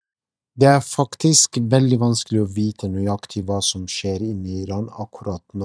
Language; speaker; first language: Norwegian; non-native, fluent; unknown